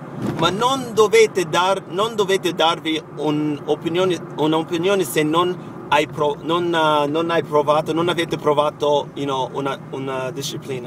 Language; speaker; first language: Italian; non-native, fluent; English